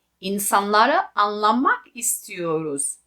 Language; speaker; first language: Turkish; non-native, fluent; Albanian